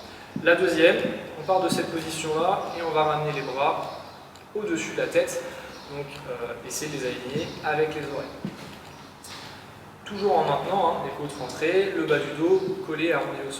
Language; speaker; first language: French; native; French